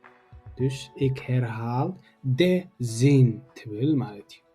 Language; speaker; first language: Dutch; non-native, learner; Tigrinya